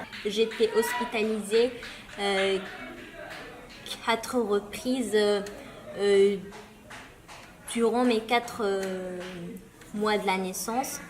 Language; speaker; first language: French; early bilingual, other home language; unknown